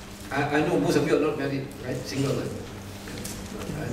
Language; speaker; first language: English; non-native, local second language; Malay